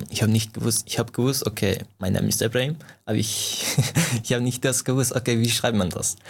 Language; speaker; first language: German; non-native, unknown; Persian